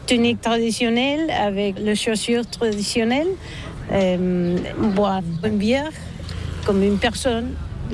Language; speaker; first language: French; non-native, learner; Catalan